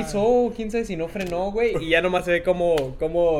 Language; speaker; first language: Spanish; native; Spanish